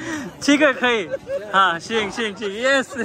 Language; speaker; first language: Chinese; non-native, learner; Bangla